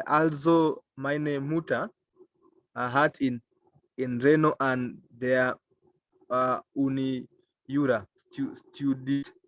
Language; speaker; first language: German; non-native, learner; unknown